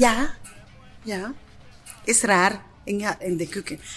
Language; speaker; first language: Dutch; non-native, learner; Spanish